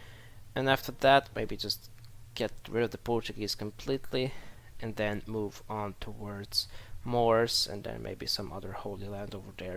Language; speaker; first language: English; non-native, fluent; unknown